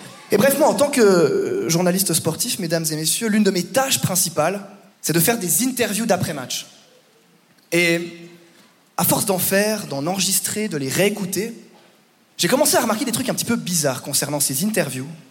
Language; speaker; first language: French; native; French